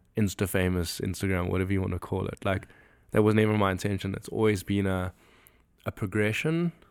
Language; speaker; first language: English; native; English